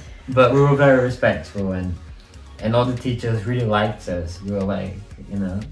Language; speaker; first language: English; non-native, fluent; Portuguese